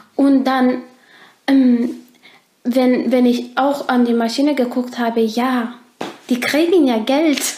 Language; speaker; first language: German; non-native, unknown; Turkish